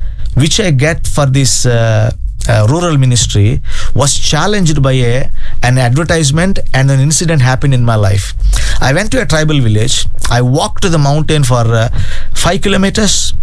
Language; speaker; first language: English; non-native, local second language; Telugu